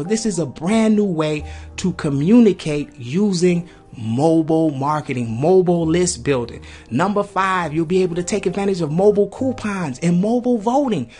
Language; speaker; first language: English; native; English